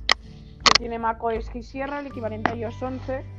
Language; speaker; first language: Spanish; native; Spanish